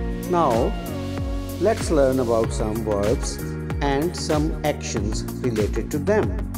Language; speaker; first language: English; non-native, local second language; Urdu